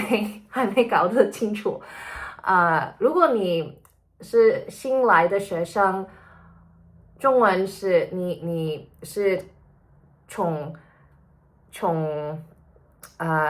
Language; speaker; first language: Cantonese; early bilingual, heritage; Cantonese